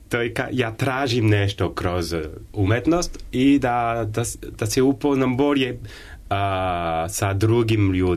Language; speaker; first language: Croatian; non-native, learner; French